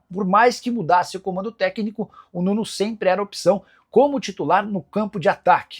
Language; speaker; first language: Portuguese; native; Portuguese